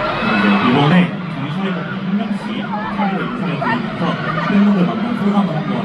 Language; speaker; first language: Korean; native; Korean